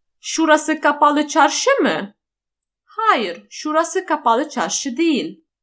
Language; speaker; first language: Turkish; non-native, fluent; Polish